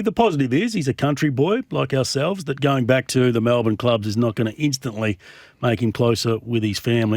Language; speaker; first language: English; native; English